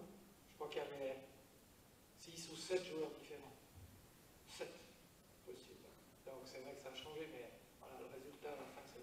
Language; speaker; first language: French; native; French